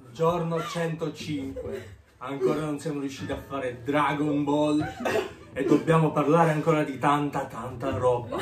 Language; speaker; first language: Italian; native; Italian